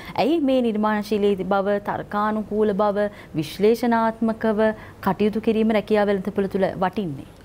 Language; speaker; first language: Sinhala; native; Sinhala